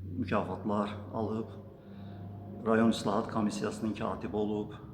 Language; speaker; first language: Azerbaijani; native; Azerbaijani